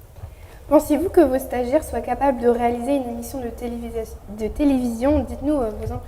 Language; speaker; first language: French; native; French